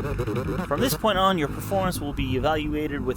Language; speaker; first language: English; native; English